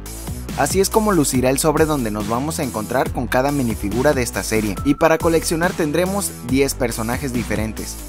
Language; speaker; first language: Spanish; native; Spanish